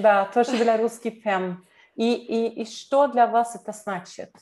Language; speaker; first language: Russian; non-native, learner; Norwegian